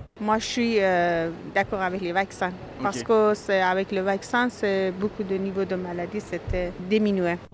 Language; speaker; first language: French; non-native, learner; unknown